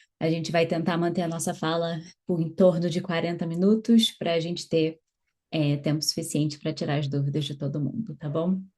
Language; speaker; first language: Portuguese; native; Portuguese